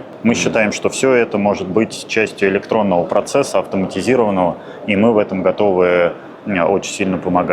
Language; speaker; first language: Russian; native; Russian